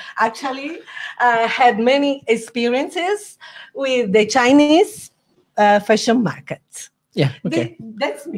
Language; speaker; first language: English; non-native, learner; Italian